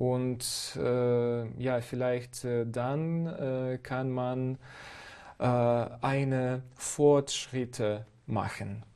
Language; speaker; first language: German; non-native, fluent; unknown